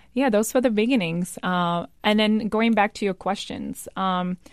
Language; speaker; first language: English; non-native, fluent; Czech